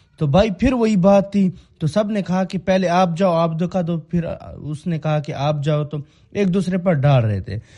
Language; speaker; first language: Urdu; non-native, local second language; Pashto